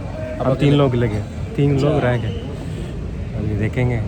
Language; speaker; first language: Hindi; non-native, fluent; Telugu